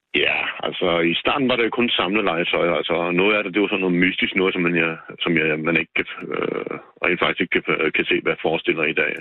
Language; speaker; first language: Danish; native; Danish